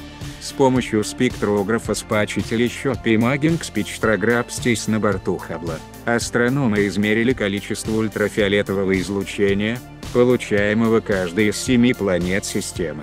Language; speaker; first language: Russian; native; Russian